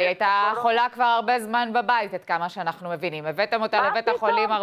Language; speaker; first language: Hebrew; native; Hebrew